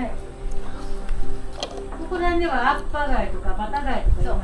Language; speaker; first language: Japanese; native; Japanese